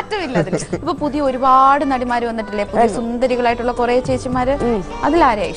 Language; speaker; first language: Malayalam; native; Malayalam